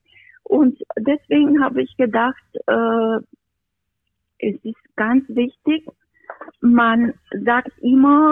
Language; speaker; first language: German; non-native, fluent; Romanian